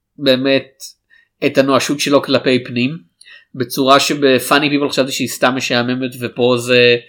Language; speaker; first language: Hebrew; native; Hebrew